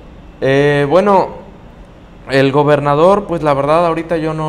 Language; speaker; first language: Spanish; native; Spanish